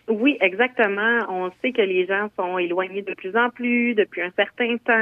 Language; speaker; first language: French; native; French